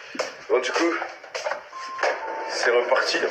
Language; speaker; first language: French; native; French